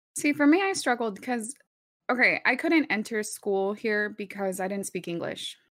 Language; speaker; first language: English; early bilingual, other home language; Spanish